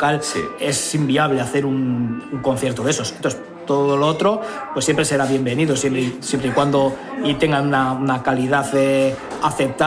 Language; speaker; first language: Spanish; native; Spanish